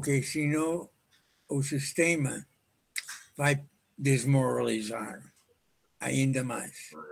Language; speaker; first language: Portuguese; non-native, fluent; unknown